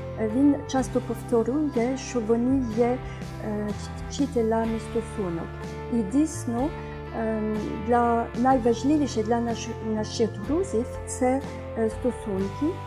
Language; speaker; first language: Ukrainian; non-native, fluent; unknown